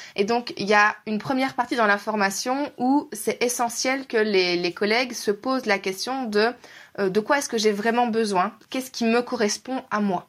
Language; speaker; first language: French; native; French